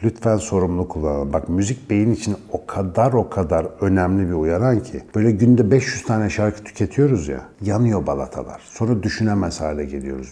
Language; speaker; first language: Turkish; native; Turkish